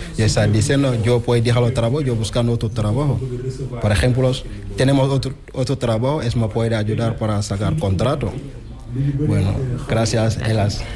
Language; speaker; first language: Spanish; non-native, learner; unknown